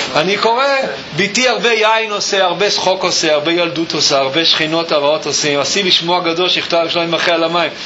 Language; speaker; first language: Hebrew; native; Hebrew